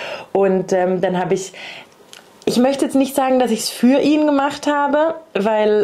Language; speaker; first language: German; native; German